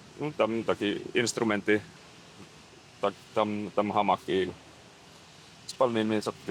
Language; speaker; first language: Ukrainian; non-native, learner; Finnish